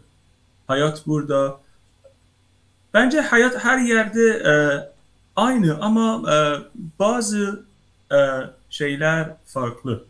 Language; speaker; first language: Turkish; non-native, learner; Persian